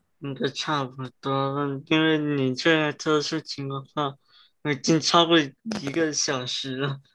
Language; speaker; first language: Chinese; early bilingual, heritage; Chinese